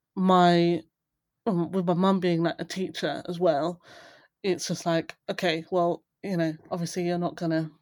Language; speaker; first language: English; native; English